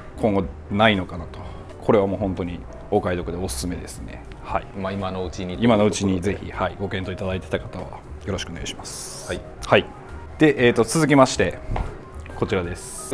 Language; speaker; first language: Japanese; native; Japanese